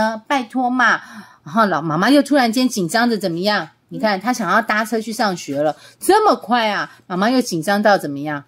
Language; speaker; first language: Chinese; native; Chinese